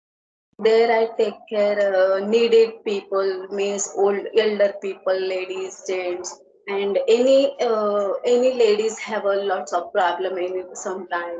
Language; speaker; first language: English; non-native, learner; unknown